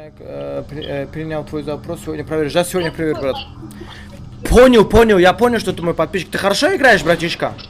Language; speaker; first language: Russian; non-native, local second language; Kumyk